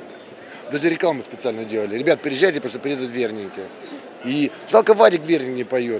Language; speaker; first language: Russian; native; Russian